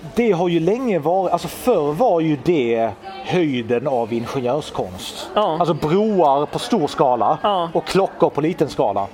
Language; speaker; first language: Swedish; early bilingual, other home language; Italian